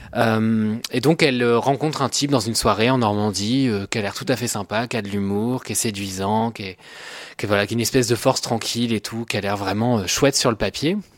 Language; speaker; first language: French; native; French